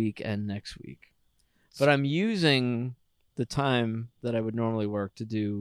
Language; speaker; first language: English; native; English